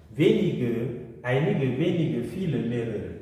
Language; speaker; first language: German; non-native, fluent; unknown